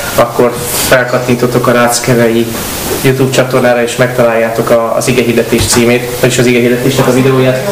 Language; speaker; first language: Hungarian; native; Hungarian